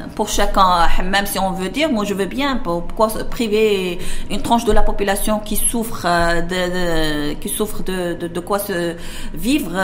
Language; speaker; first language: French; non-native, local second language; Arabic